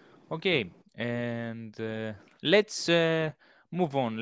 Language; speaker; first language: English; non-native, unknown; Greek